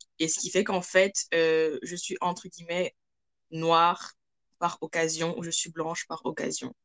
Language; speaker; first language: French; early bilingual, other home language; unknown